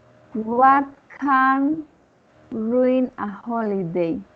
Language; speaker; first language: English; non-native, learner; Spanish